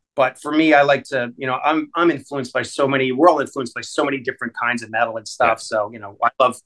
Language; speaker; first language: English; native; English